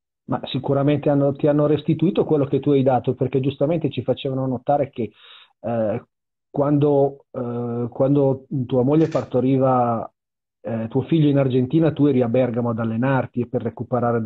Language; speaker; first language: Italian; native; Italian